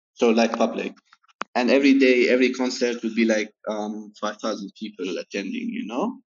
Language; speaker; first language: English; non-native, fluent; Arabic